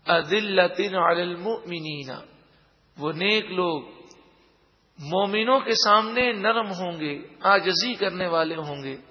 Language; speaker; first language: Urdu; native; Urdu